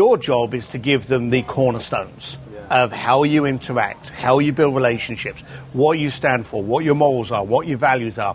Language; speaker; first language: English; native; English